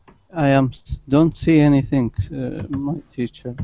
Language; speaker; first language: English; non-native, learner; Arabic